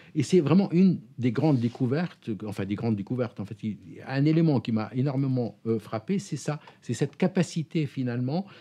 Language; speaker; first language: French; non-native, local second language; Arabic